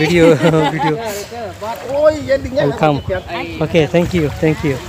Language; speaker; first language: English; non-native, learner; Bangla